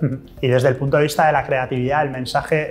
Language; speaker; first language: Spanish; native; Spanish